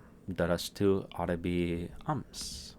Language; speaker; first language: Arabic; non-native, fluent; English